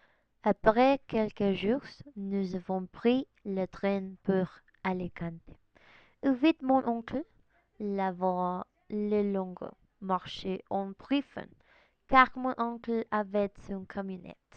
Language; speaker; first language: French; non-native, learner; Spanish